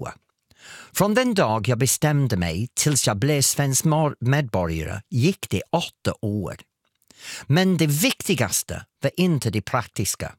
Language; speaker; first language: Swedish; non-native, fluent; English